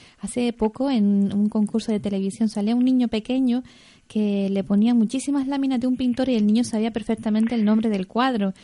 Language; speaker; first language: Spanish; native; Spanish